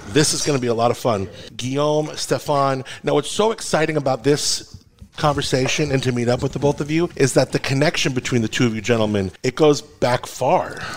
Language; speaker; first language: English; native; English